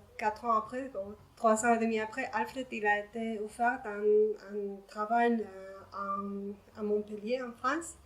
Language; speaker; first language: French; non-native, learner; Spanish